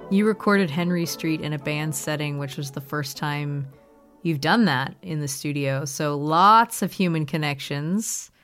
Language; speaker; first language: English; native; English